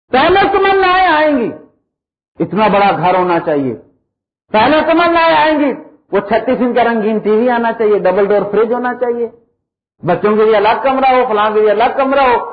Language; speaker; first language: Urdu; non-native, local second language; Punjabi